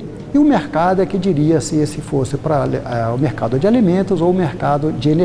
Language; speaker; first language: Portuguese; native; Portuguese